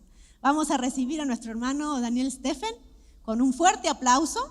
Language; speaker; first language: Spanish; native; Spanish